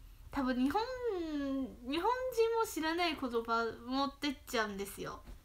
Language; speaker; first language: Japanese; non-native, fluent; Chinese